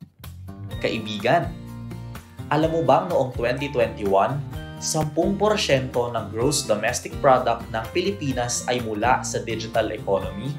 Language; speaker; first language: Filipino; native; Filipino